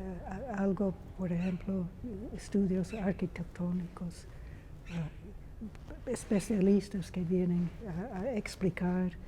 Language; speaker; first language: Spanish; non-native, fluent; English